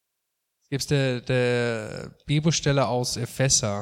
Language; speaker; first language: German; non-native, fluent; English